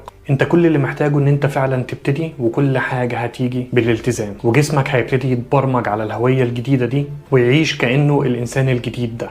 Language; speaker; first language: Arabic; native; Arabic